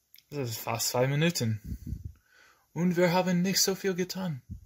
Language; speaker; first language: German; non-native, learner; English